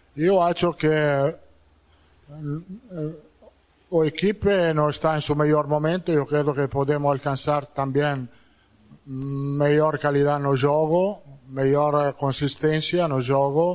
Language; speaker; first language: Portuguese; non-native, fluent; Italian